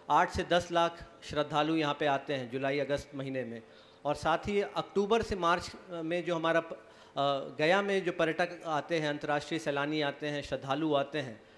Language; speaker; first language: Hindi; native; Hindi